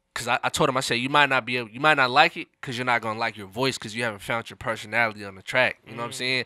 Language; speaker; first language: English; native; English